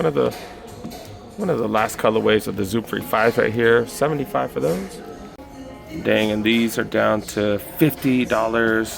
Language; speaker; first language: English; native; English